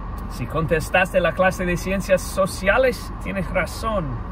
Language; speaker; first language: Spanish; non-native, fluent; English